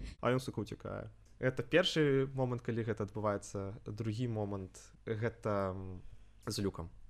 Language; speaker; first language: Belarusian; non-native, local second language; Russian